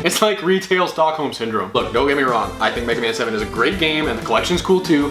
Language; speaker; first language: English; native; English